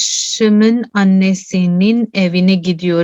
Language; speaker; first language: Turkish; non-native, learner; Urdu